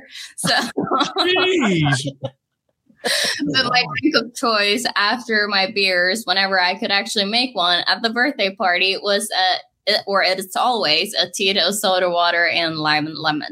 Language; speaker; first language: English; non-native, fluent; Norwegian